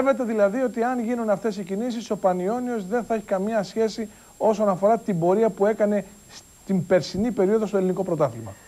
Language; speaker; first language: Greek; native; Greek